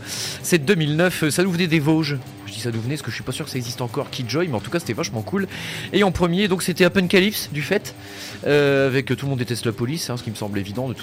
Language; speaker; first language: French; native; French